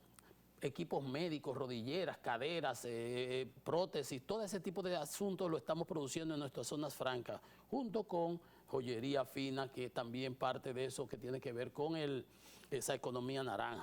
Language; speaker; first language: Spanish; native; Spanish